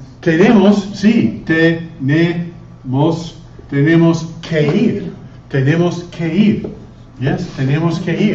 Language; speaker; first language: Spanish; non-native, fluent; English